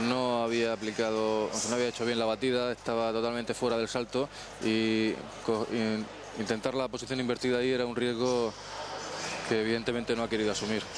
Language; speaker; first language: Spanish; native; Spanish